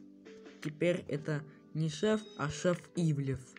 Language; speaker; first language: Russian; native; Russian